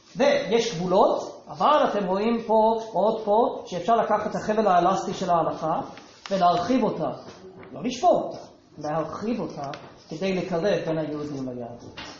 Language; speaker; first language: Hebrew; non-native, fluent; English